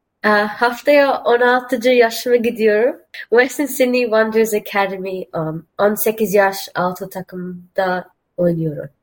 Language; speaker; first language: Turkish; early bilingual, heritage; Turkish